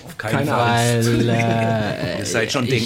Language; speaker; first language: German; native; German